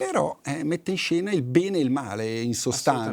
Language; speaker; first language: Italian; native; Italian